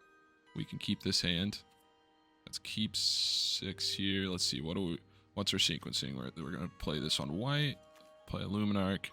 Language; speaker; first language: English; native; English